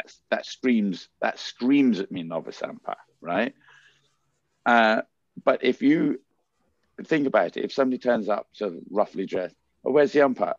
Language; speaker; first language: English; native; English